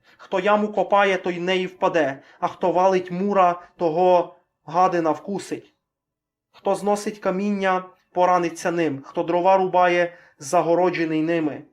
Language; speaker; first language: Ukrainian; native; Ukrainian